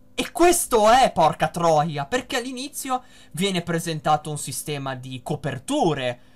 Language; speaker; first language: Italian; native; Italian